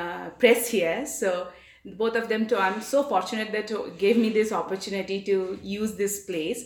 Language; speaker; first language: English; non-native, local second language; Bangla